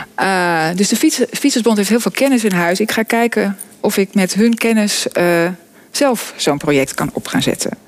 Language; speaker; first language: Dutch; native; Dutch